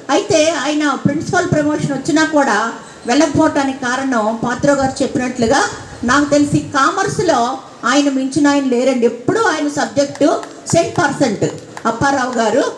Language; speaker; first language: Telugu; native; Telugu